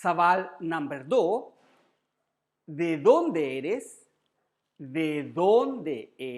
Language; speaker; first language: Spanish; non-native, learner; Urdu